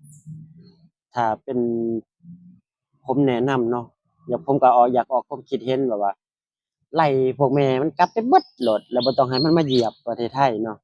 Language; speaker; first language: Thai; non-native, local second language; Northeastern Thai